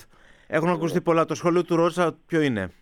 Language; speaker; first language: Greek; native; Greek